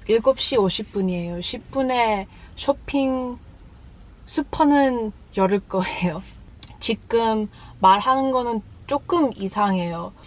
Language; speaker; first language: Korean; early bilingual, heritage; English